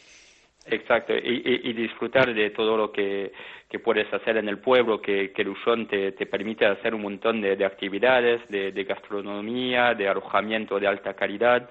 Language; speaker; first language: Spanish; non-native, fluent; French